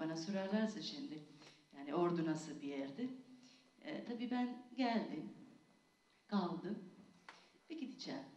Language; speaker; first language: Turkish; non-native, fluent; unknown